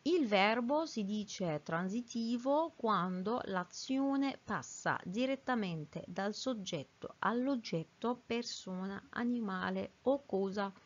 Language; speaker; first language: Italian; non-native, fluent; Arabic